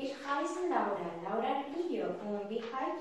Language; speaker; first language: German; non-native, learner; Spanish